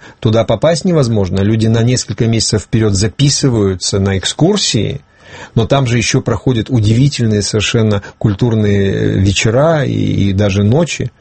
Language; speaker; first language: Russian; non-native, local second language; Ukrainian